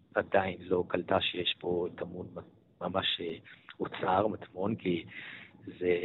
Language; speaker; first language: Hebrew; non-native, fluent; Italian